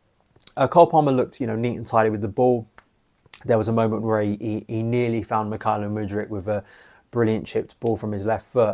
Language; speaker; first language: English; native; English